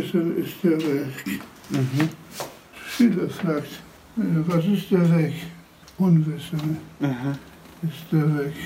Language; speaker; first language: German; non-native, fluent; Polish